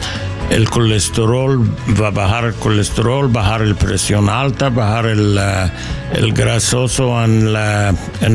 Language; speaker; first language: Spanish; non-native, learner; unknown